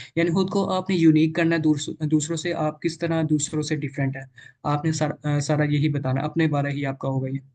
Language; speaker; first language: Urdu; non-native, local second language; Punjabi